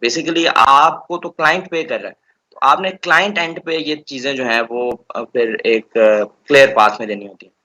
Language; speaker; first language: Urdu; native; Urdu